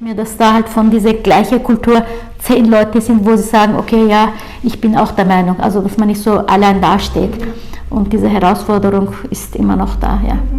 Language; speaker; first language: German; early bilingual, other home language; Turkish